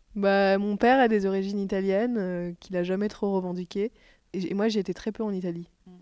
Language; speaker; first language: French; native; French